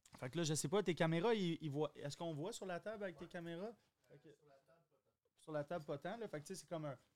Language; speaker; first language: French; native; French